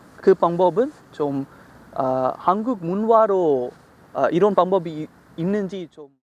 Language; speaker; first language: Korean; non-native, fluent; Tamil